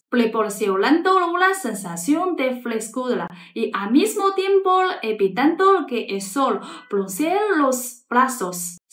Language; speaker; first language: Spanish; non-native, fluent; Chinese